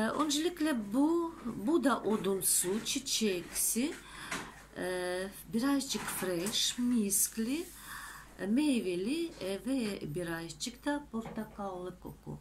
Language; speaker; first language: Turkish; non-native, fluent; Russian